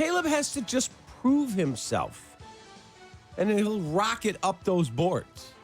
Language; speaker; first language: English; native; English